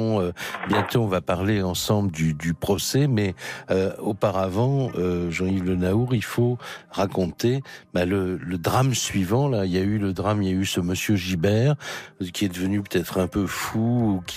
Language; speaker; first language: French; native; French